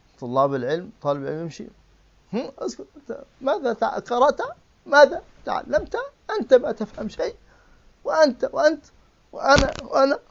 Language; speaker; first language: Arabic; native; Arabic